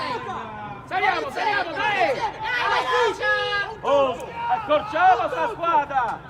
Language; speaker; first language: Italian; native; Italian